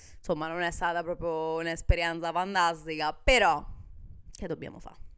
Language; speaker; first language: Italian; native; Italian